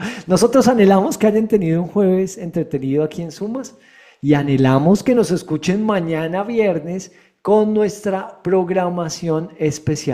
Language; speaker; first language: Spanish; native; Spanish